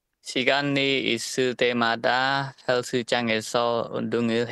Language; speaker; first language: Korean; non-native, learner; Khmer